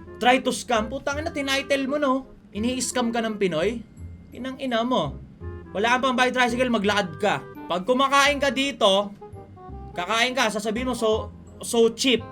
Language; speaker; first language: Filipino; native; Filipino